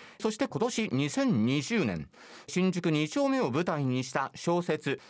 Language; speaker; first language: Japanese; native; Japanese